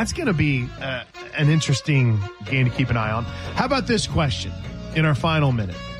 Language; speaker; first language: English; native; English